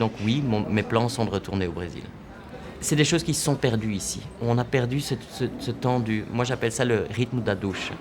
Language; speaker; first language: French; non-native, fluent; Portuguese